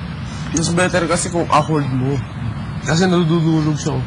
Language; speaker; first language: Filipino; native; Filipino